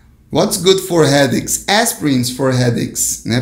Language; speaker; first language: English; non-native, fluent; Portuguese